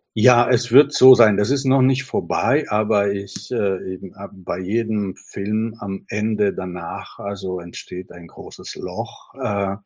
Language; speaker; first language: German; non-native, fluent; Italian